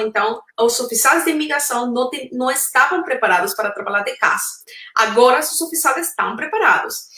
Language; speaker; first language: Portuguese; non-native, fluent; Spanish